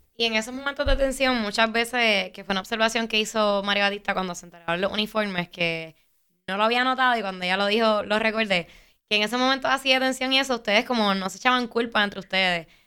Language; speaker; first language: Spanish; native; Spanish